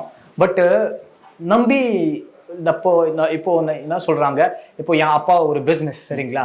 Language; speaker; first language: Tamil; non-native, learner; Kashmiri